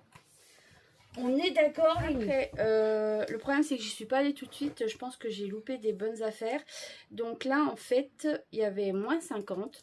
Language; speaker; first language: French; native; French